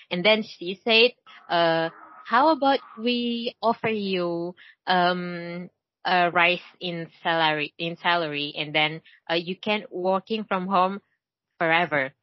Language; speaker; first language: English; non-native, learner; Indonesian